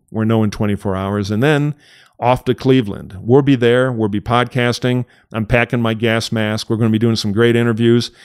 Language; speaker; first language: English; native; English